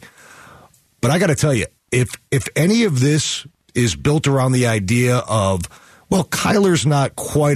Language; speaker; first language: English; native; English